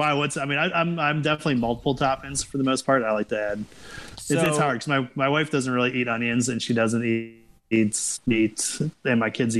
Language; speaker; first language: English; native; English